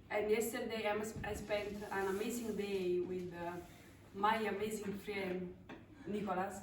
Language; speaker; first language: English; non-native, learner; Italian